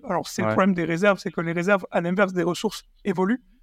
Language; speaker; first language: French; native; French